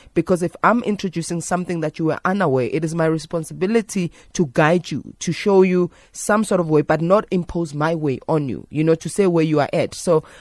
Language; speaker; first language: English; non-native, local second language; Zulu